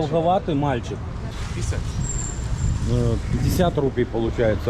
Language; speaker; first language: Russian; native; Russian